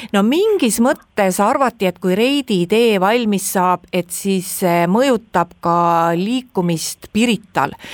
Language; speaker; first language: Estonian; native; Estonian